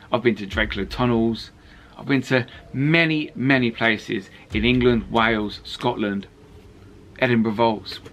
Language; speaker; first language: English; native; English